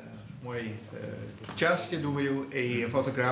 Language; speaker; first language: Russian; non-native, learner; Dutch